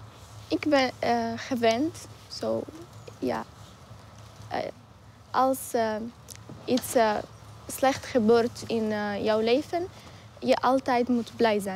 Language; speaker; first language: Dutch; non-native, learner; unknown